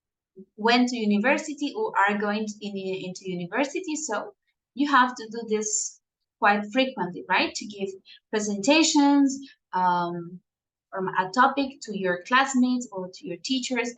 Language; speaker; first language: English; non-native, fluent; Spanish